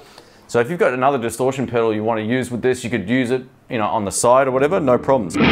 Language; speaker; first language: English; native; English